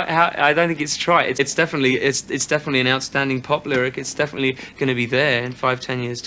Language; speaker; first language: English; native; English